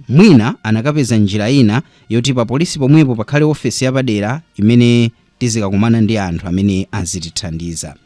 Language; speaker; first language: Nyanja; native; Nyanja